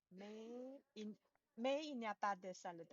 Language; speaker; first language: French; non-native, learner; Chinese